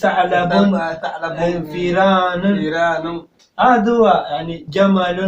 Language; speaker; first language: Arabic; native; Arabic